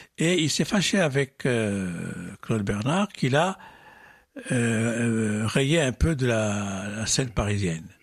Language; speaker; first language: French; non-native, local second language; Arabic